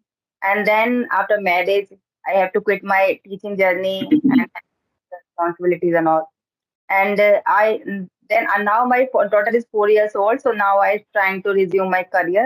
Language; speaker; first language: English; non-native, learner; Hindi